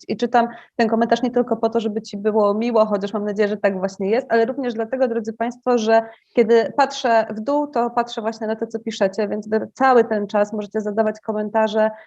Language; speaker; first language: Polish; native; Polish